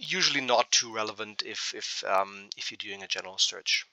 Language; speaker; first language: English; non-native, fluent; German